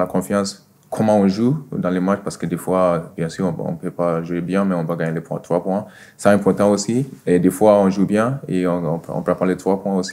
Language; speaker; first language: French; non-native, fluent; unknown